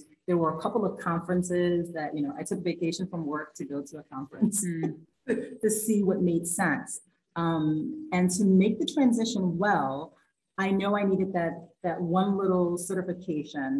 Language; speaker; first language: English; native; English